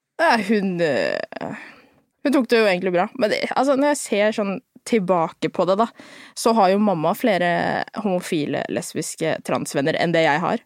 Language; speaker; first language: Norwegian; early bilingual, other home language; Filipino